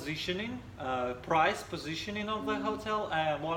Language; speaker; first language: English; non-native, fluent; Russian